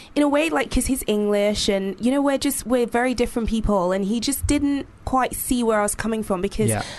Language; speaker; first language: English; non-native, local second language; Yoruba